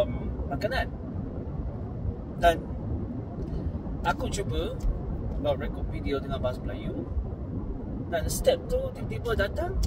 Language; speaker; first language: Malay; non-native, fluent; Korean